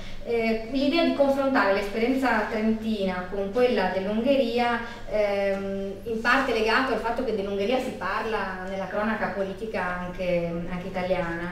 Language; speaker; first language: Italian; native; Italian